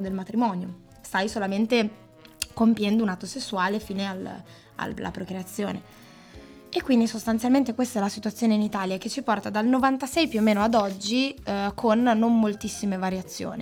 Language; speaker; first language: Italian; native; Italian